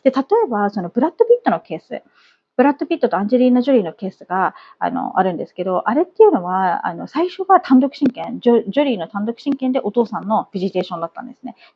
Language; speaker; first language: Japanese; native; Japanese